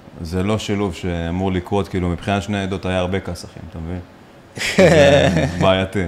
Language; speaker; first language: Hebrew; non-native, local second language; Arabic